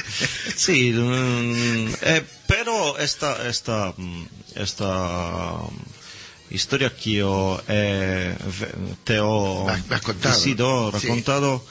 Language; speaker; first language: Spanish; non-native, learner; Italian